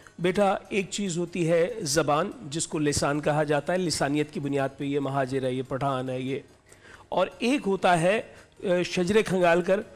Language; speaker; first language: Urdu; native; Urdu